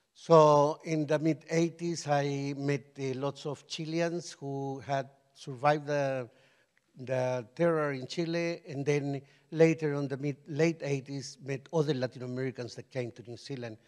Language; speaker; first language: English; non-native, fluent; Spanish